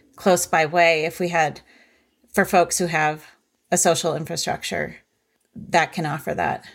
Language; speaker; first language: English; early bilingual, other home language; Hindi